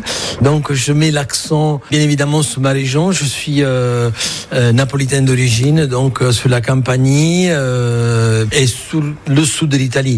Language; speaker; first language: French; non-native, fluent; Italian